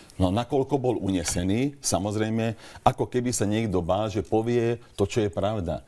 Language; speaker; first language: Slovak; non-native, local second language; Hungarian